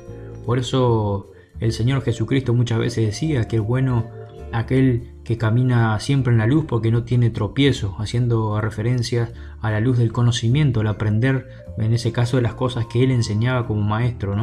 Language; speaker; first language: Spanish; native; Spanish